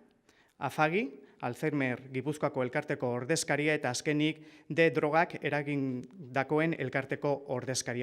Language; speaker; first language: Basque; native; Basque